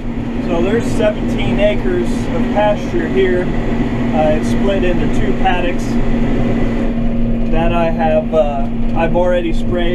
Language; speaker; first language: English; native; English